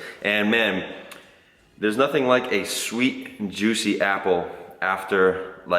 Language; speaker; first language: English; native; English